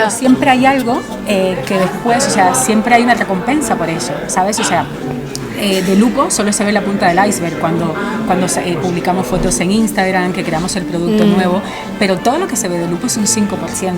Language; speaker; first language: Spanish; native; Spanish